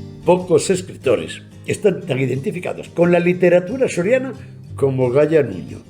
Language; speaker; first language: Spanish; native; Spanish